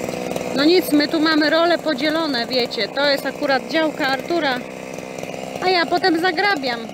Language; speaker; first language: Polish; native; Polish